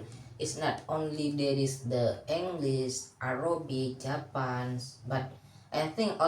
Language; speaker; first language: English; non-native, learner; Indonesian